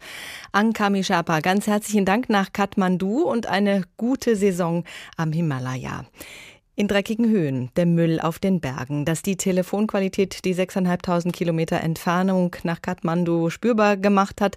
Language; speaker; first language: German; native; German